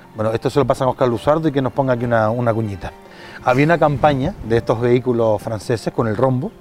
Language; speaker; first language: Spanish; native; Spanish